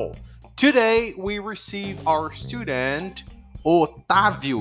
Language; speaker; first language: English; non-native, fluent; Portuguese